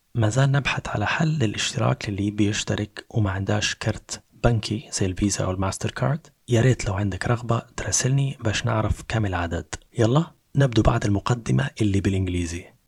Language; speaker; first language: Arabic; native; Arabic